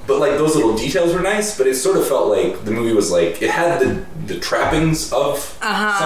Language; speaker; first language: English; native; English